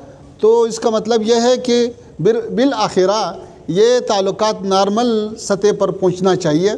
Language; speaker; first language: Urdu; non-native, learner; Pashto